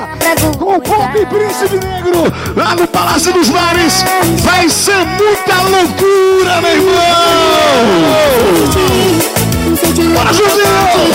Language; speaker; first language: Portuguese; native; Portuguese